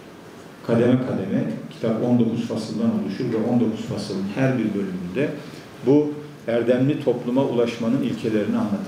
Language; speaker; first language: Turkish; native; Turkish